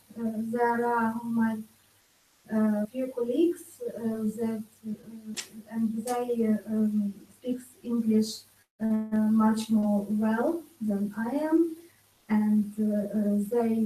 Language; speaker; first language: English; non-native, learner; Ukrainian